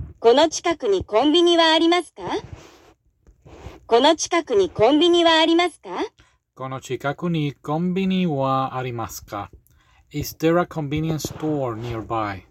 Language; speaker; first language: Japanese; non-native, learner; English